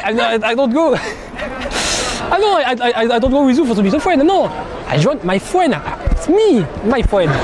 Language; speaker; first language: English; non-native, learner; French